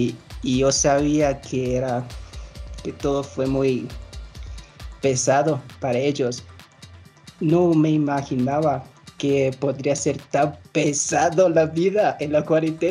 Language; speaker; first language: Spanish; non-native, fluent; Chinese